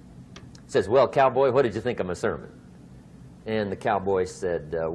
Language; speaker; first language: English; native; English